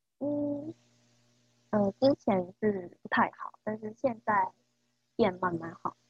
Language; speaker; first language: Chinese; non-native, fluent; Korean